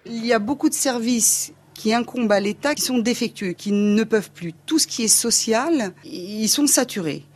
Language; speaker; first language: French; native; French